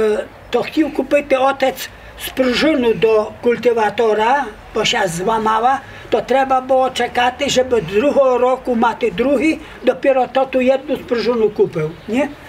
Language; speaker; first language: Polish; non-native, local second language; Rusyn